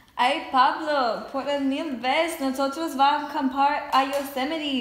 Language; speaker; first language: Spanish; non-native, learner; English